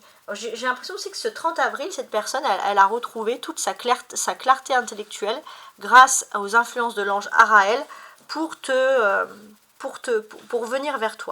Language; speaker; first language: French; native; French